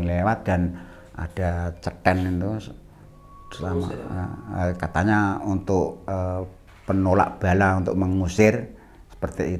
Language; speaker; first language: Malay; non-native, local second language; Javanese